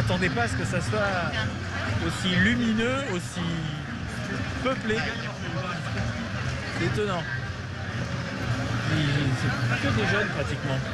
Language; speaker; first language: French; native; French